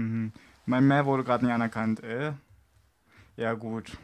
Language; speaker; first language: German; native; German